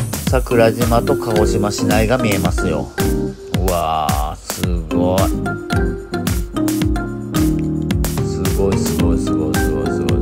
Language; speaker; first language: Japanese; native; Japanese